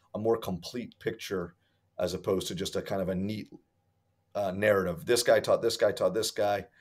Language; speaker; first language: English; native; English